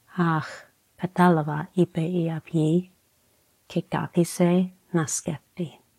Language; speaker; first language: Greek; non-native, learner; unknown